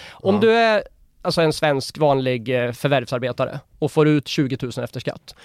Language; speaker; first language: Swedish; native; Swedish